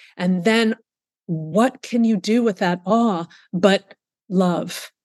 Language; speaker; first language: English; early bilingual, other home language; Russian